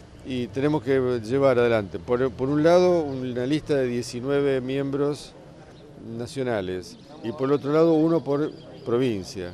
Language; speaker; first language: Spanish; native; Spanish